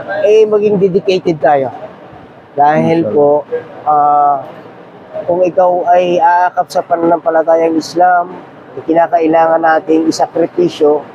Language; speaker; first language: Filipino; native; Filipino